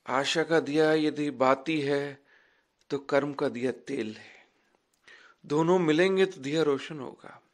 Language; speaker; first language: Hindi; native; Hindi